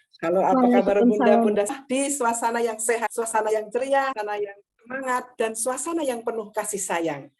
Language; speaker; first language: Indonesian; native; Indonesian